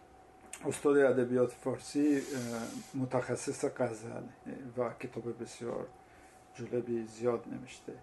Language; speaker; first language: Persian; non-native, fluent; Italian